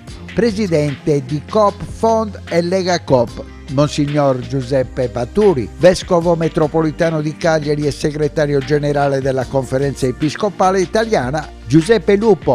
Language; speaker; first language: Italian; native; Italian